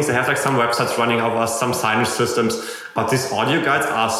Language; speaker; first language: English; non-native, fluent; German